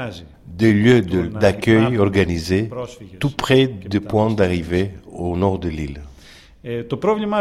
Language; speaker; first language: French; non-native, fluent; Greek